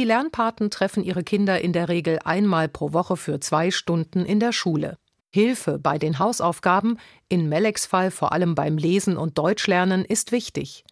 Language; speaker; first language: German; native; German